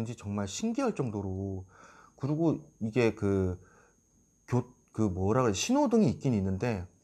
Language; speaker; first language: Korean; native; Korean